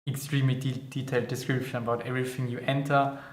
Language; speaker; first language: English; non-native, fluent; German